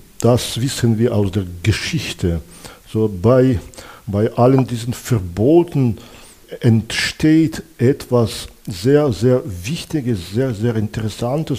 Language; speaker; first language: German; non-native, fluent; Belarusian